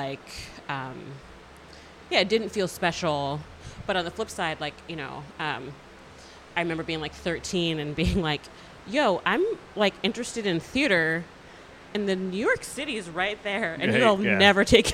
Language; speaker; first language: English; native; English